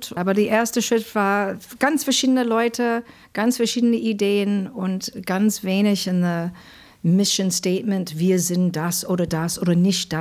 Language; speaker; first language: German; non-native, fluent; English